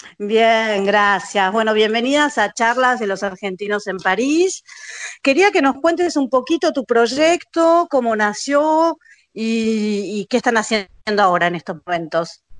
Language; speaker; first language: Spanish; native; Spanish